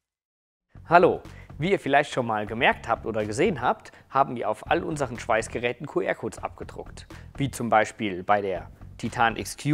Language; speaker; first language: German; native; German